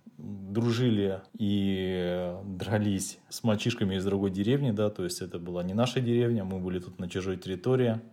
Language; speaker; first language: Russian; native; Russian